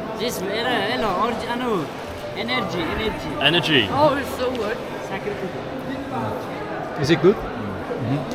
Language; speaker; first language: English; non-native, learner; Korean